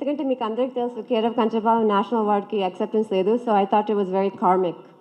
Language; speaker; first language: Telugu; early bilingual, heritage; Telugu